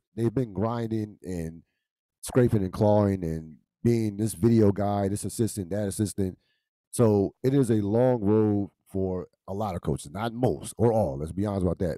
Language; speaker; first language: English; native; English